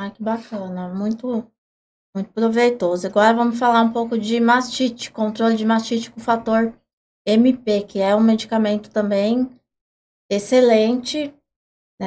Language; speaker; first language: Portuguese; native; Portuguese